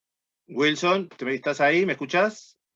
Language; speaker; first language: Spanish; native; Spanish